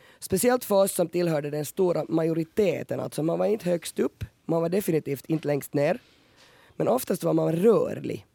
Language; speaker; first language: Swedish; native; Swedish